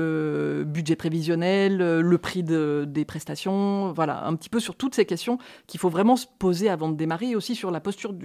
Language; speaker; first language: French; native; French